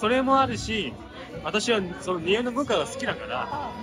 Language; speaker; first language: Japanese; non-native, fluent; Korean